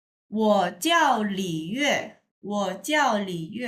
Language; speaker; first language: Chinese; non-native, fluent; Indonesian